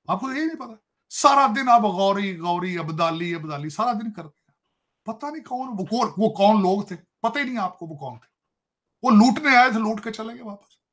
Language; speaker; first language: Urdu; non-native, local second language; Punjabi